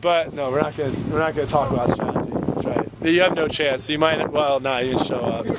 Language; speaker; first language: English; native; English